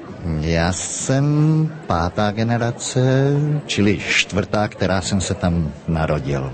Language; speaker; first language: Czech; early bilingual, heritage; Czech